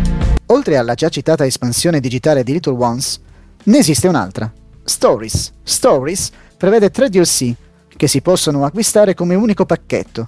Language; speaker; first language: Italian; native; Italian